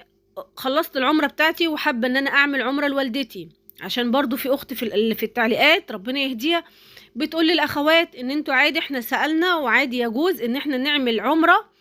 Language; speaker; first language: Arabic; native; Arabic